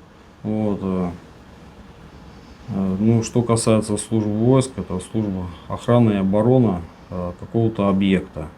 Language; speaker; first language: Russian; native; Russian